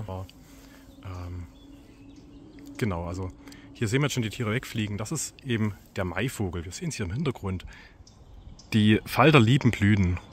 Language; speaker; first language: German; native; German